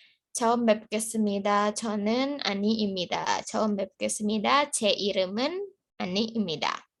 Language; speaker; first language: Korean; non-native, fluent; Indonesian